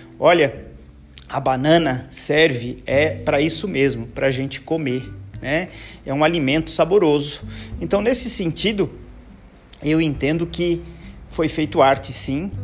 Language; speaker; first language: Portuguese; native; Portuguese